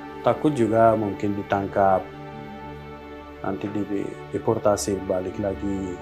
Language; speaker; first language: Indonesian; non-native, learner; Persian